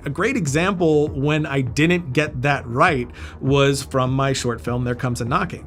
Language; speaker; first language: English; native; English